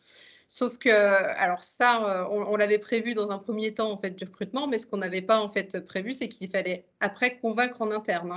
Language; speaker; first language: French; native; French